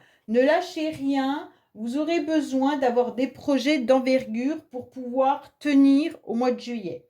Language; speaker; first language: French; native; French